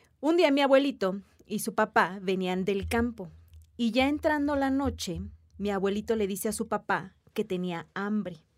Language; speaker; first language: Spanish; native; Spanish